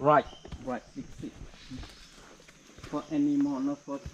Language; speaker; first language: English; non-native, learner; Thai